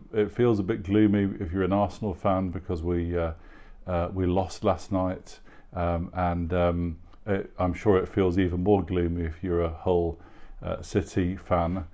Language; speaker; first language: English; native; English